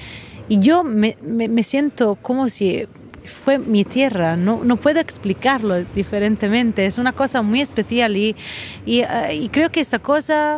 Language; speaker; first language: Spanish; non-native, fluent; Italian